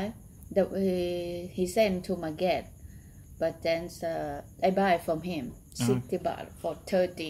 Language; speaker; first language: English; non-native, learner; Thai